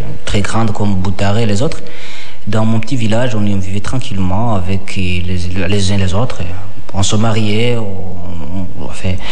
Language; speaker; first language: French; non-native, local second language; Kinyarwanda